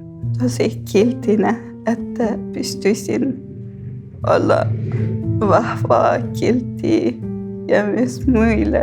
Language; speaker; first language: Finnish; non-native, fluent; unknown